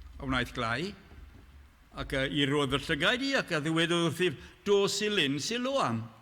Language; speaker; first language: Welsh; native; Welsh